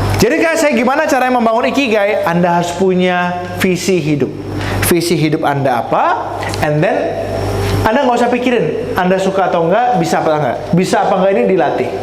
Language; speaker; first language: Indonesian; native; Indonesian